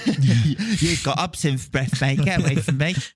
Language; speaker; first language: English; native; English